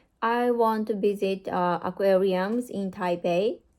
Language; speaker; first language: English; non-native, learner; Japanese